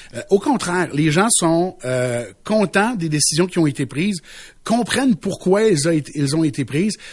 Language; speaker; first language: French; native; French